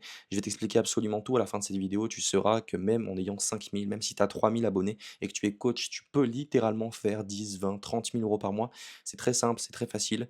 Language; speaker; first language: French; native; French